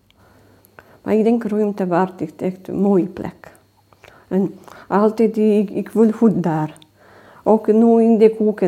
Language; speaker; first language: Dutch; non-native, learner; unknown